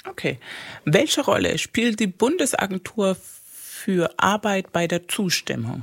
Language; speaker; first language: German; non-native, fluent; Spanish